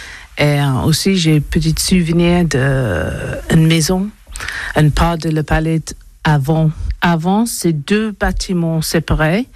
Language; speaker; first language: French; non-native, learner; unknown